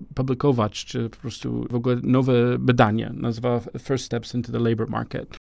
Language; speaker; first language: Polish; non-native, learner; English